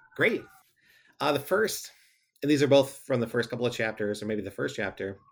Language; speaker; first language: English; native; English